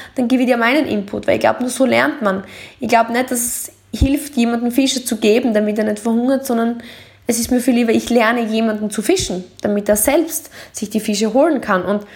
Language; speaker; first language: German; native; German